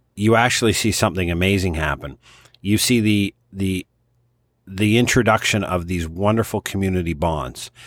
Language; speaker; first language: English; native; English